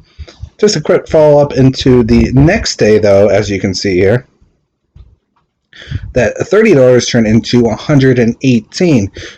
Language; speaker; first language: English; native; English